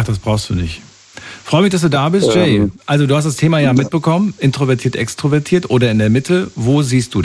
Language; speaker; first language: German; native; German